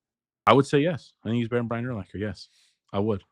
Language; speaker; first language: English; native; English